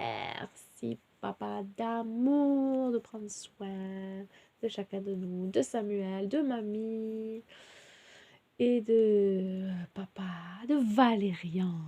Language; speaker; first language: French; native; French